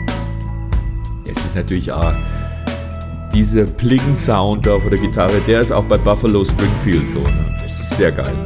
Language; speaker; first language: German; native; German